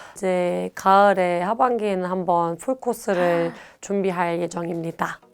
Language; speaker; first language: Korean; non-native, fluent; German